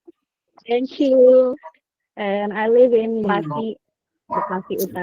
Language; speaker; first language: English; non-native, learner; Indonesian